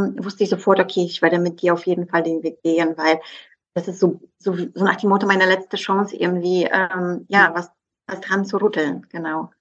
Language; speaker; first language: German; non-native, fluent; Polish